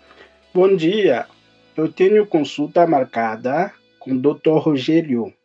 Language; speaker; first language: Portuguese; non-native, fluent; Haitian Creole